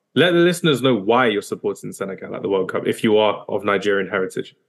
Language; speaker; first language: English; early bilingual, other home language; Hindi